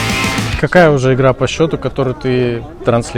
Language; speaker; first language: Russian; native; Russian